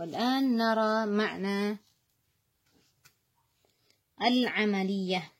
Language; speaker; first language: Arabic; non-native, fluent; Indonesian